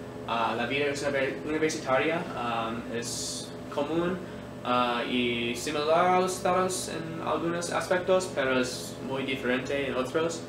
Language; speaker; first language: Spanish; non-native, learner; English